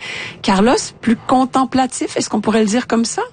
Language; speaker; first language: French; native; French